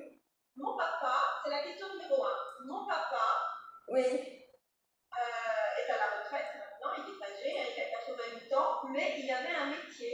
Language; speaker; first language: French; native; French